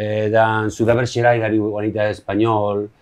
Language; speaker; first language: Indonesian; non-native, learner; Spanish